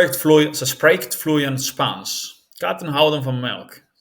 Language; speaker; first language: Dutch; non-native, learner; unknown